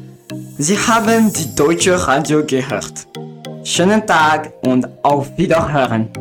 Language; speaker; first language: German; non-native, learner; Malagasy